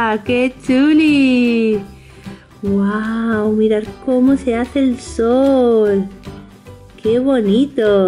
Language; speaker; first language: Spanish; native; Spanish